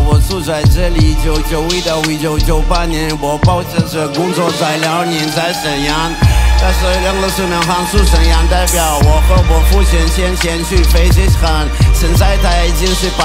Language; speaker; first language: Chinese; non-native, learner; Russian